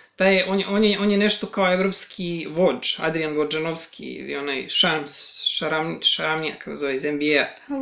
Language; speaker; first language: Serbian; native; Serbian